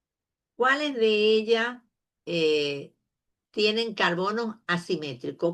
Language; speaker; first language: Spanish; native; Spanish